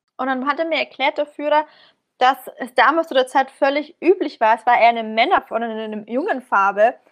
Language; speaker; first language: German; early bilingual, other home language; Persian